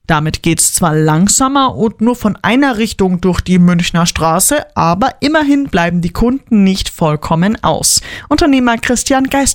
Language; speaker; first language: German; native; German